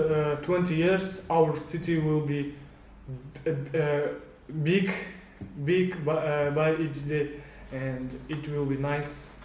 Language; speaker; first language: English; non-native, learner; Kazakh